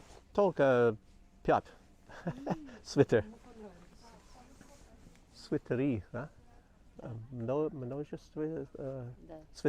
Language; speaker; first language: Russian; non-native, learner; English